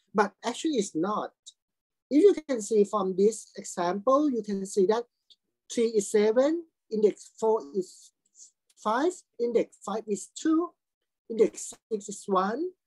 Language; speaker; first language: English; non-native, fluent; Thai